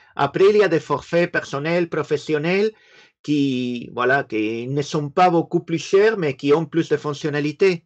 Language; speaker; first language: French; non-native, fluent; Spanish